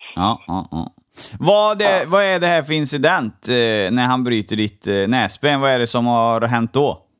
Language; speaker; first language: Swedish; native; Swedish